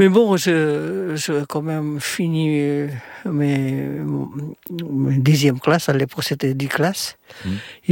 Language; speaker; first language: French; non-native, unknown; Indonesian